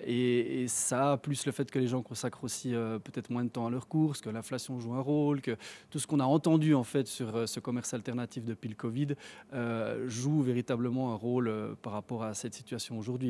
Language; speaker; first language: French; native; French